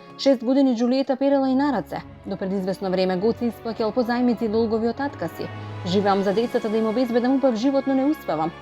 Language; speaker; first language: Macedonian; native; Macedonian